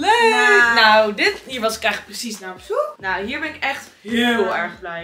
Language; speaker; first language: Dutch; native; Dutch